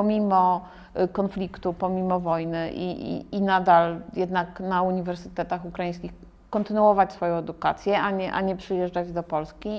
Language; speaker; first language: Polish; native; Polish